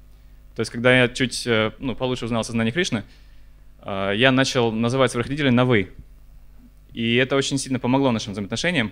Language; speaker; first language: Russian; native; Russian